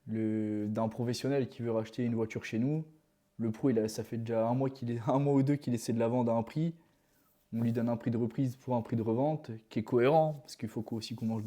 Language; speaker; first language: French; native; French